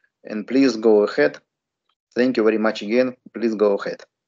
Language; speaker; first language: English; non-native, fluent; Russian